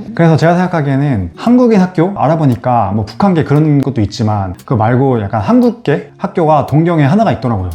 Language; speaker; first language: Korean; native; Korean